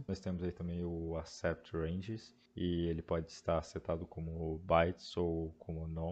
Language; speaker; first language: Portuguese; native; Portuguese